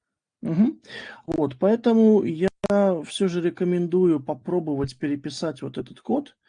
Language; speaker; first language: Russian; native; Russian